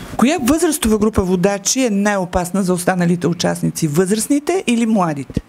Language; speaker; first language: Bulgarian; native; Bulgarian